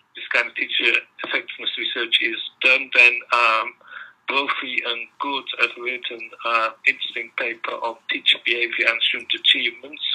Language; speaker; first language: English; non-native, fluent; Dutch